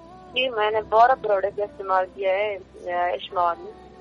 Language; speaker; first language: Hindi; non-native, local second language; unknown